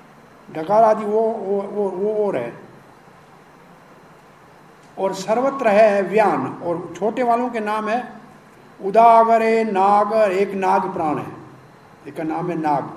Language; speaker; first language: Hindi; native; Hindi